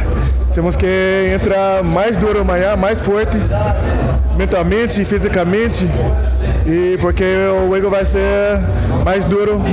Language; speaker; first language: Spanish; non-native, learner; Portuguese